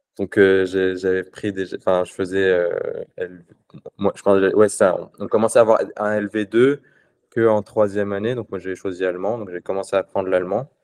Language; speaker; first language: French; non-native, local second language; Arabic